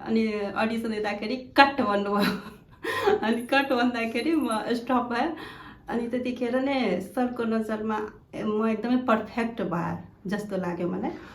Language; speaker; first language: Nepali; non-native, local second language; Maithili